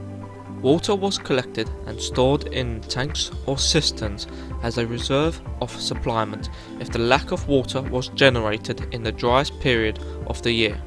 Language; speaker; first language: English; non-native, fluent; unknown